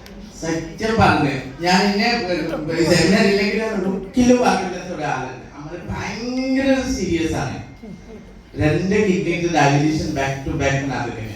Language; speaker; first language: Malayalam; non-native, local second language; Assamese